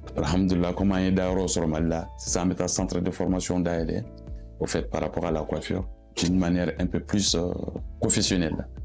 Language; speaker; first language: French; non-native, local second language; Bambara